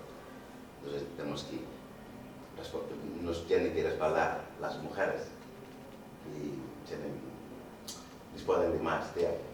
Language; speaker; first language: Spanish; non-native, fluent; Wolof